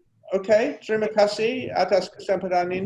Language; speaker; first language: Indonesian; non-native, fluent; English